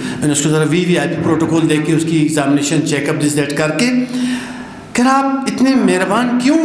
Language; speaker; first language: Urdu; non-native, local second language; Brahui